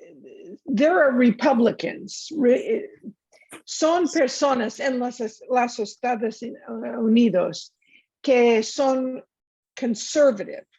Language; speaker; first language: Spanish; non-native, learner; English